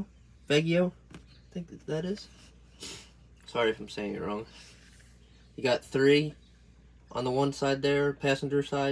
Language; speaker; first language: English; native; English